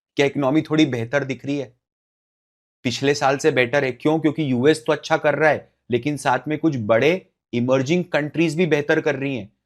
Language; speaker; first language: Hindi; native; Hindi